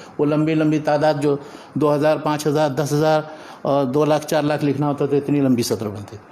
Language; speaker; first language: Urdu; native; Urdu